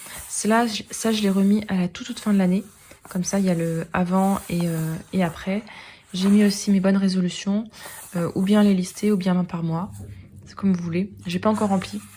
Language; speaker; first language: French; native; French